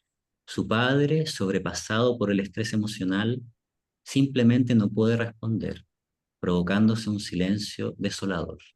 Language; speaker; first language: Spanish; native; Spanish